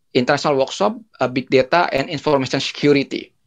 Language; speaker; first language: English; non-native, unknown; Indonesian